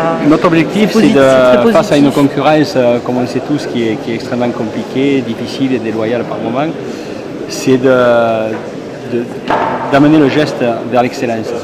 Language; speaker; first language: French; native; French